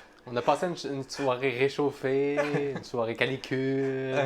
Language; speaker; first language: French; native; French